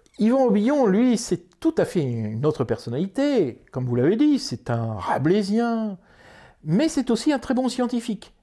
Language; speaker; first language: French; native; French